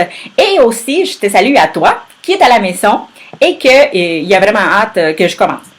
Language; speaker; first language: French; native; French